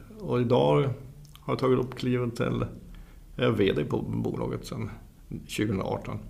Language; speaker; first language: Swedish; non-native, fluent; German